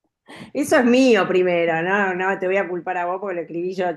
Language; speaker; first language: Spanish; native; Spanish